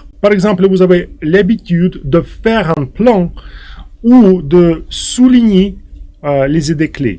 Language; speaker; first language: French; non-native, fluent; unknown